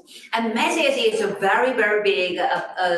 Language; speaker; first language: English; non-native, fluent; Chinese